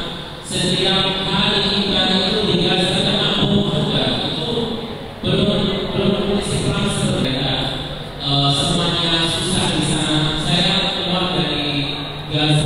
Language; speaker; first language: Indonesian; non-native, fluent; Arabic